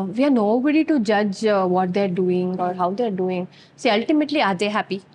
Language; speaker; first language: English; non-native, local second language; Kannada